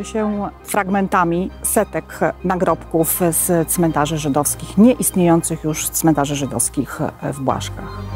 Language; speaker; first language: Polish; native; Polish